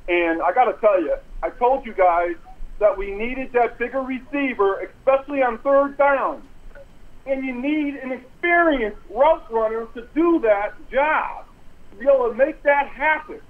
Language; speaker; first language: English; native; English